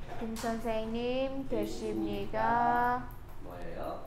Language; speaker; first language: Korean; non-native, learner; Vietnamese